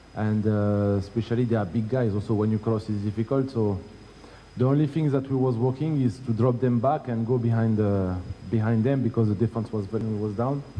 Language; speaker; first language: English; non-native, learner; Arabic